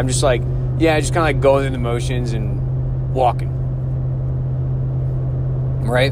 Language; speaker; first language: English; native; English